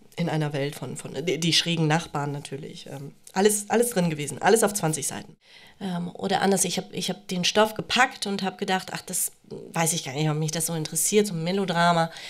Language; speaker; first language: German; early bilingual, other home language; Romanian